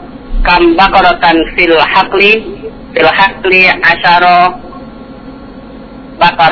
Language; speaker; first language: Arabic; non-native, learner; Indonesian